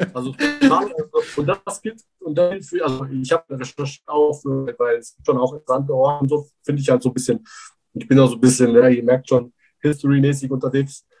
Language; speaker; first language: German; early bilingual, other home language; Persian